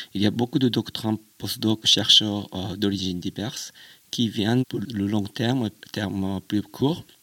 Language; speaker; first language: French; non-native, fluent; Japanese